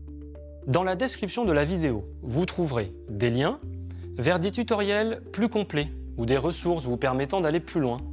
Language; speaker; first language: French; native; French